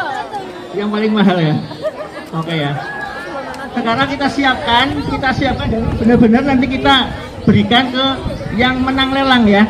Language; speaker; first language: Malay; non-native, local second language; Javanese